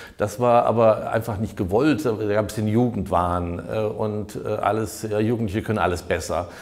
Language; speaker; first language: German; native; German